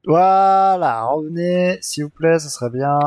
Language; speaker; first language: French; native; French